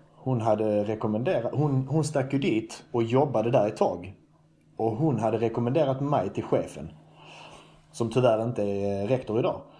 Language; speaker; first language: Swedish; native; Swedish